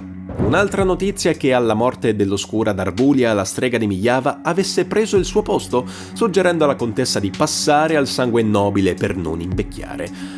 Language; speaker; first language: Italian; native; Italian